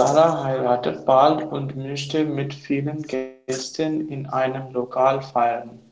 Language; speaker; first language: German; non-native, learner; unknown